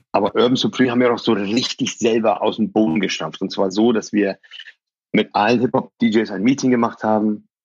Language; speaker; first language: German; early bilingual, other home language; Persian